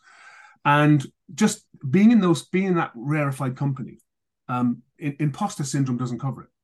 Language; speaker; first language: English; native; English